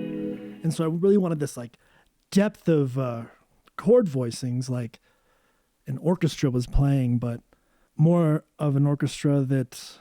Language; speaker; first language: English; native; English